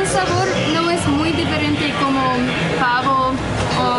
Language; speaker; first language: Spanish; non-native, learner; English